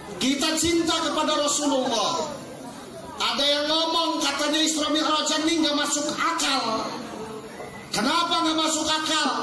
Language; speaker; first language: Indonesian; non-native, local second language; Javanese